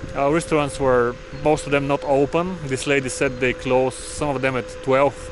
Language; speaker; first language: English; non-native, fluent; Bulgarian